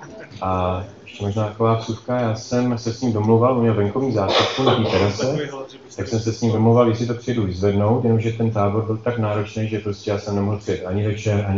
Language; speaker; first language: Czech; native; Czech